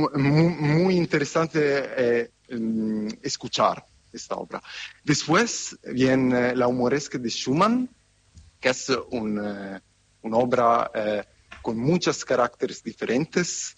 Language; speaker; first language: Spanish; non-native, fluent; Italian